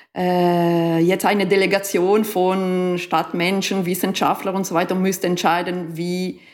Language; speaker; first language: German; native; German